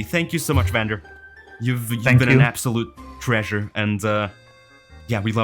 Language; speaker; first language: English; non-native, fluent; Norwegian